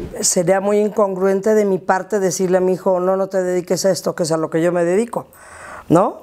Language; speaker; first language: Spanish; native; Spanish